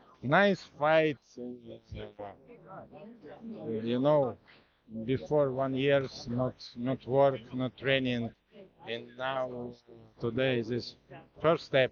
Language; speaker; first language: English; non-native, learner; Ukrainian